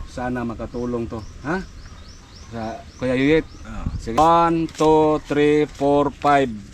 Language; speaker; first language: Filipino; non-native, local second language; Cebuano